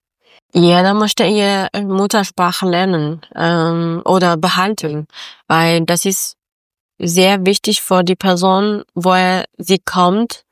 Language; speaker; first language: German; non-native, learner; Persian